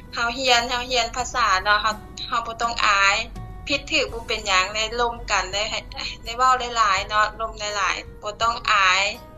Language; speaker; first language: Lao; native; Lao